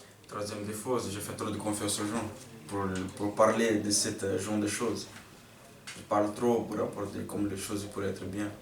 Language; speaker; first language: French; non-native, fluent; Portuguese